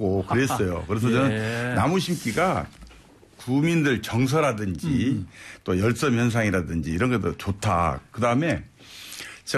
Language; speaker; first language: Korean; native; Korean